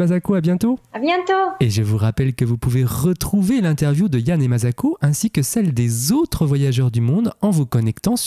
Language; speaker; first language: French; native; French